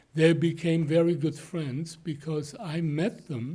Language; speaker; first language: English; non-native, fluent; German